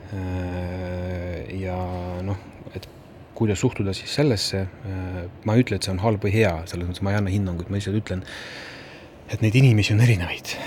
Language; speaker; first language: Estonian; non-native, local second language; Russian